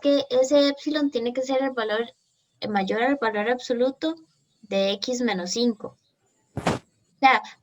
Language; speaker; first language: Spanish; native; Spanish